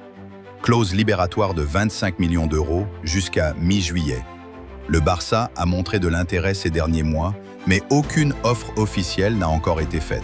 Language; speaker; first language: French; native; French